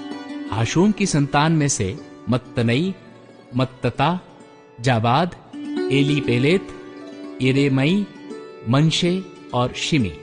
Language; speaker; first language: Hindi; native; Hindi